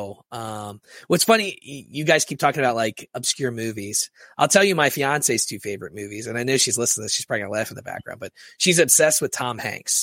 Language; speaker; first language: English; native; English